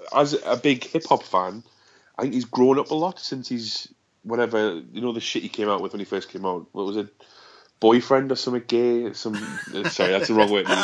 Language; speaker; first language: English; native; English